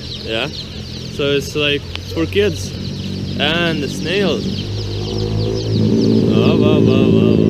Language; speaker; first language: English; non-native, learner; Lithuanian